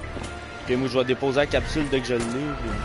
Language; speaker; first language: French; native; French